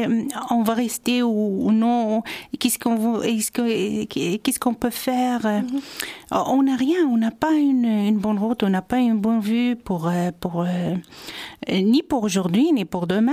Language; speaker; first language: French; non-native, local second language; Arabic